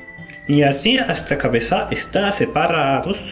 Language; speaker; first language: Spanish; non-native, learner; Japanese